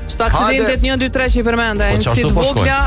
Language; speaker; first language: Albanian; native; Albanian